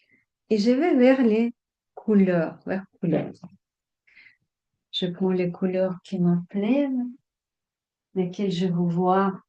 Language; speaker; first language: French; non-native, fluent; Russian